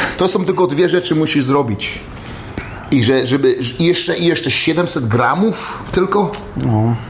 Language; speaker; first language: Polish; early bilingual, heritage; Polish